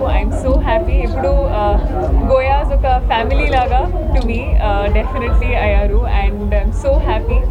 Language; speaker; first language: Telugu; non-native, learner; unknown